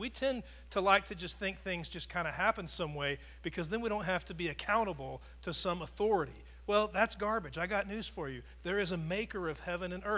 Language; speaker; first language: English; native; English